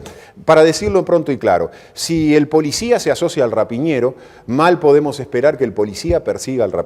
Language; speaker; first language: Spanish; native; Spanish